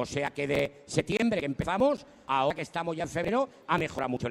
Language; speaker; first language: Spanish; native; Spanish